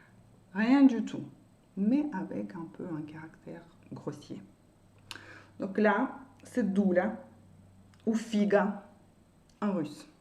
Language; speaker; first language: French; non-native, fluent; Russian